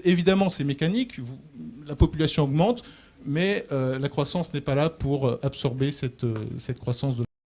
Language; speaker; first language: French; native; French